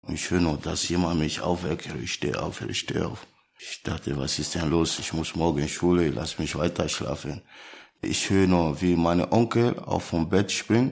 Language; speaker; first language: German; early bilingual, other home language; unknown